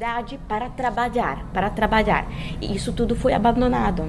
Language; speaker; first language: Portuguese; non-native, fluent; Czech